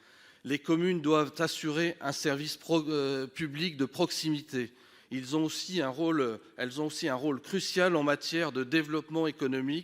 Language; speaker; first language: French; native; French